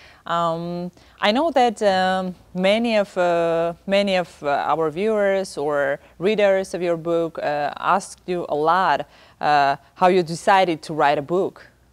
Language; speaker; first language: English; non-native, learner; Armenian